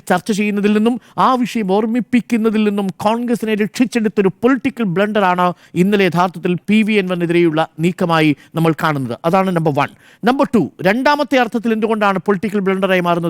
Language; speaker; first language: Malayalam; native; Malayalam